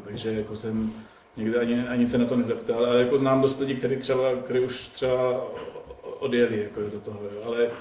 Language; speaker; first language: Czech; non-native, fluent; Arabic